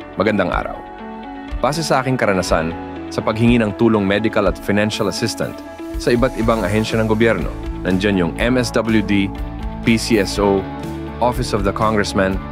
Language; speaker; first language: Filipino; non-native, local second language; Pampanga